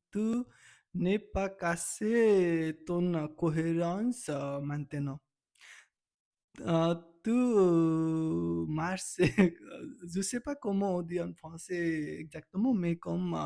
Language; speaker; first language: French; non-native, learner; Nepali